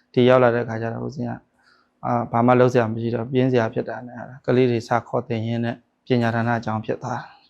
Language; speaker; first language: Burmese; native; Burmese